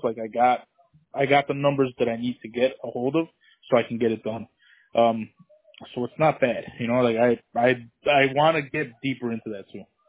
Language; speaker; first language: English; early bilingual, other home language; Spanish